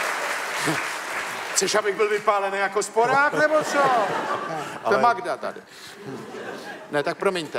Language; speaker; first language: Czech; native; Czech